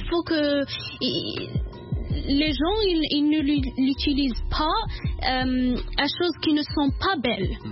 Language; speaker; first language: French; non-native, learner; English